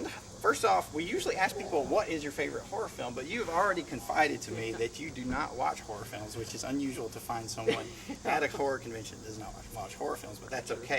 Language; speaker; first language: English; native; English